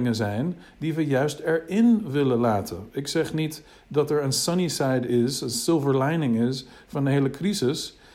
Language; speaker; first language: Dutch; non-native, fluent; English